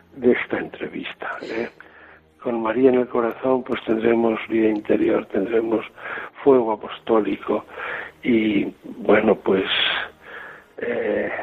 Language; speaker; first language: Spanish; native; Spanish